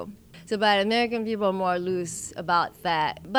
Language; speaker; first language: English; non-native, fluent; Japanese